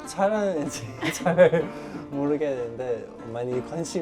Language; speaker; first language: Korean; early bilingual, heritage; English